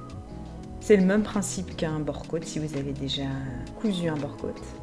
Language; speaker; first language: French; native; French